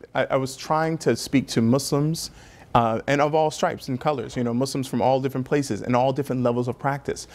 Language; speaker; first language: English; native; English